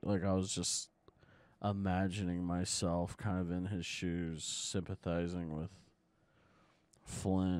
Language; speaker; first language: English; native; English